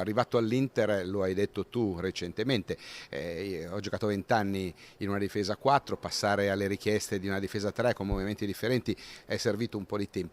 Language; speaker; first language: Italian; native; Italian